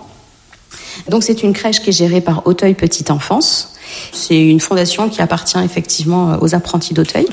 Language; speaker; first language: French; native; French